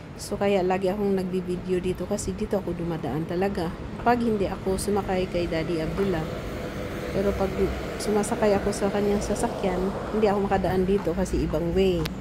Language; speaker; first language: Filipino; non-native, local second language; Cebuano